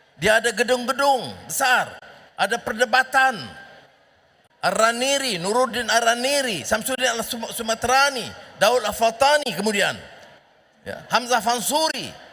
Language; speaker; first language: Malay; native; Malay